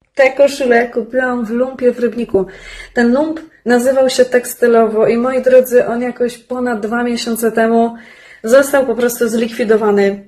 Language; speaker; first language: Polish; native; Polish